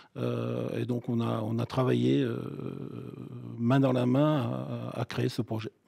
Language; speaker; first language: French; native; French